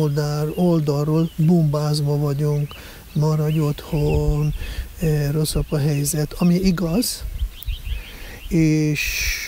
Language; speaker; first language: Hungarian; non-native, fluent; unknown